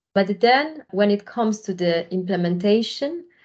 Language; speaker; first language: English; non-native, fluent; Polish